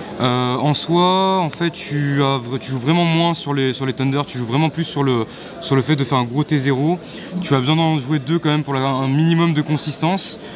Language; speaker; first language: French; native; French